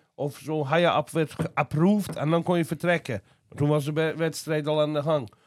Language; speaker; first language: Dutch; non-native, fluent; Azerbaijani